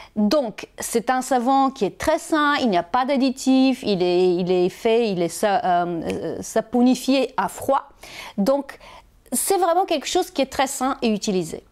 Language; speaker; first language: French; non-native, fluent; Bulgarian